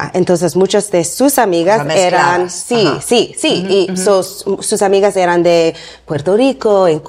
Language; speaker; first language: Spanish; non-native, learner; English